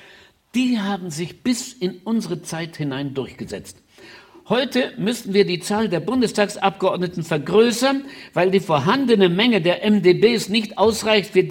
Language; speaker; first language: German; native; German